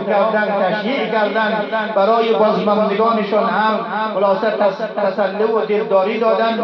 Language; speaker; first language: Persian; native; Persian